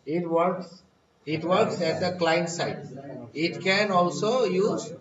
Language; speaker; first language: English; non-native, local second language; Bangla